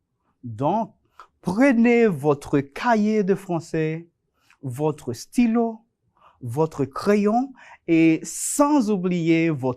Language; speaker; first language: French; non-native, fluent; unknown